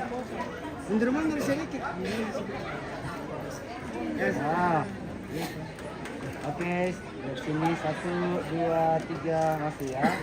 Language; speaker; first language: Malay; non-native, local second language; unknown